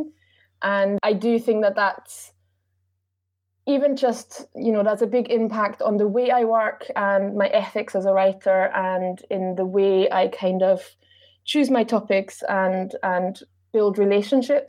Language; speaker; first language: English; non-native, fluent; German